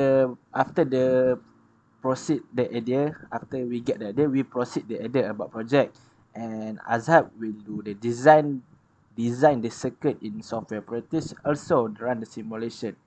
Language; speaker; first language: English; non-native, learner; Malay